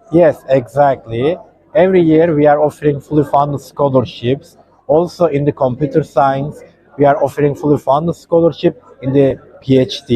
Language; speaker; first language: English; non-native, fluent; Turkish